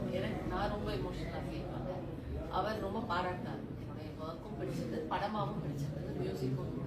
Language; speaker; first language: Tamil; native; Tamil